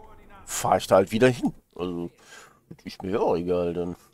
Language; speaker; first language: German; native; German